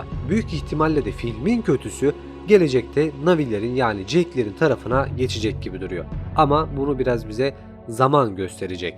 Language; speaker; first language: Turkish; native; Turkish